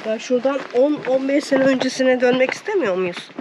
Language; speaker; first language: Turkish; native; Turkish